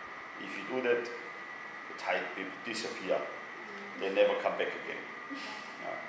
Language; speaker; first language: English; non-native, fluent; German